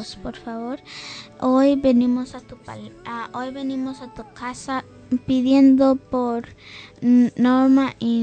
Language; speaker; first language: Spanish; early bilingual, heritage; English